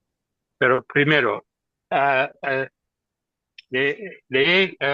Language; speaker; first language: Spanish; non-native, learner; English